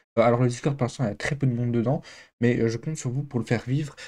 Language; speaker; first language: French; native; French